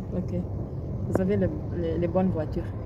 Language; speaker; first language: French; non-native, learner; Kinyarwanda